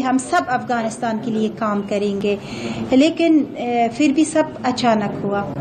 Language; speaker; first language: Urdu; non-native, fluent; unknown